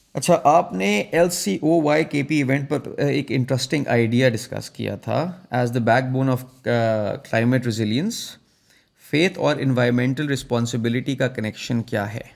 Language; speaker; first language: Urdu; native; Urdu